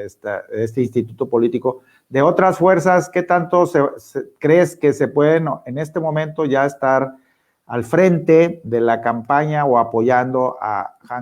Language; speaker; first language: Spanish; native; Spanish